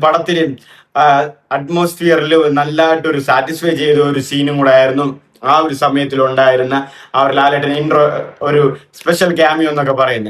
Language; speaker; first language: Malayalam; native; Malayalam